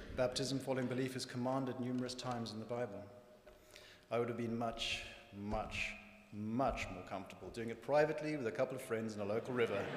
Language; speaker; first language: English; native; English